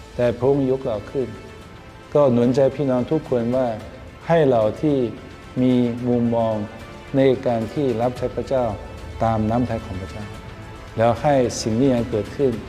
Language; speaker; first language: Thai; non-native, fluent; Chinese